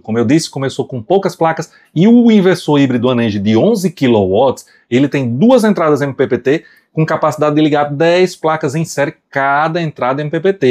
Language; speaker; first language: Portuguese; native; Portuguese